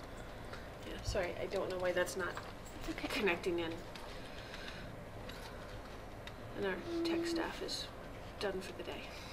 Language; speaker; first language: English; native; English